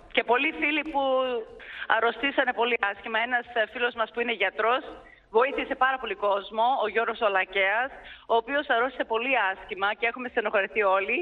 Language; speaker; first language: Greek; early bilingual, heritage; Greek